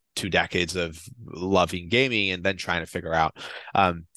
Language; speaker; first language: English; non-native, fluent; Portuguese